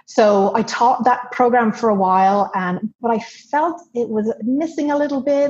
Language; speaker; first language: English; native; English